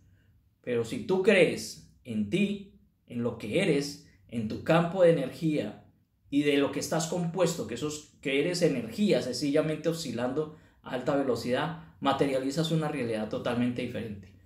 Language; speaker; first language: Spanish; native; Spanish